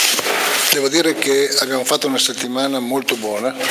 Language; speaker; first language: Italian; native; Italian